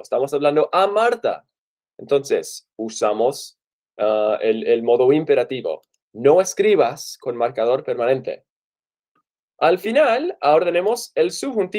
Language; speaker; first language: Spanish; non-native, fluent; English